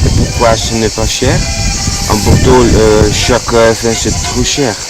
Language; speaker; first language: French; non-native, learner; Dutch